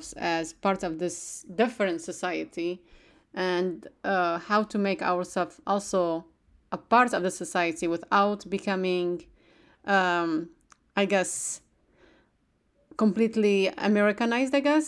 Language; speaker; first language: English; non-native, fluent; Arabic